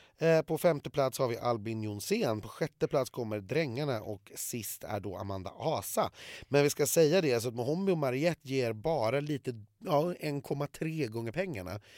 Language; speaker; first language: Swedish; native; Swedish